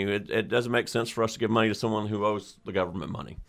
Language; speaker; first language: English; native; English